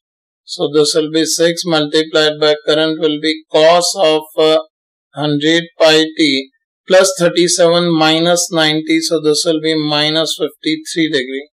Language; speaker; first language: English; non-native, local second language; Hindi